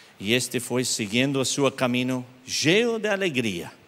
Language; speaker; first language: Portuguese; non-native, learner; English